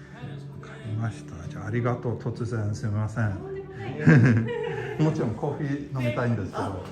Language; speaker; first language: Japanese; non-native, fluent; Swedish